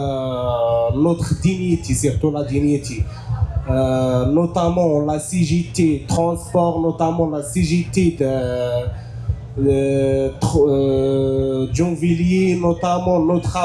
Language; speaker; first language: French; non-native, learner; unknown